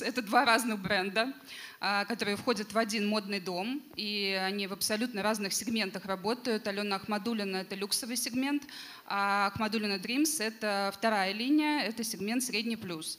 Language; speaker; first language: Russian; native; Russian